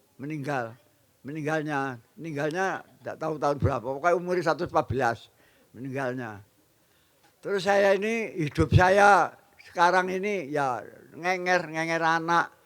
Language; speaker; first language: Indonesian; non-native, local second language; Javanese